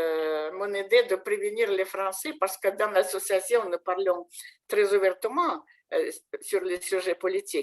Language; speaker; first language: French; non-native, fluent; Russian